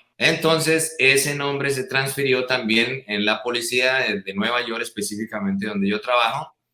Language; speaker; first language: Spanish; native; Spanish